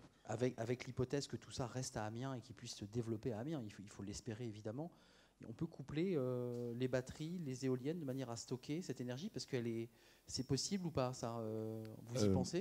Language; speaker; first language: French; native; French